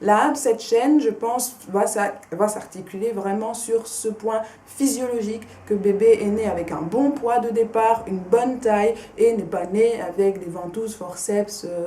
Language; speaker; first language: French; native; French